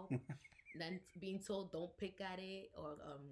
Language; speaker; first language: English; native; English